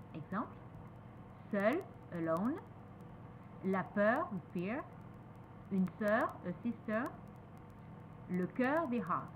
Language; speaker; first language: French; native; French